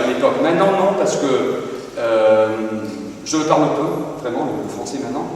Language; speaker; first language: French; non-native, fluent; Spanish